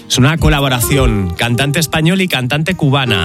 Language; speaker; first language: Spanish; native; Spanish